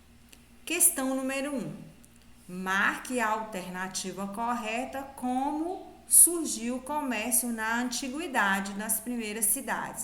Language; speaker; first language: Portuguese; native; Portuguese